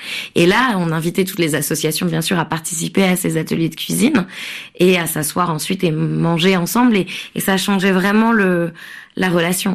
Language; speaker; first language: French; native; French